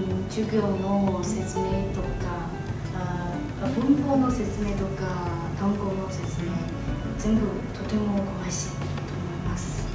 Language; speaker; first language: Japanese; non-native, learner; Chinese